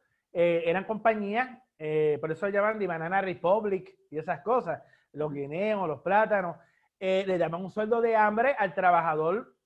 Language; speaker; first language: Spanish; native; Spanish